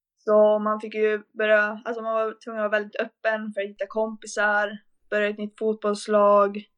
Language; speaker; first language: Swedish; native; Swedish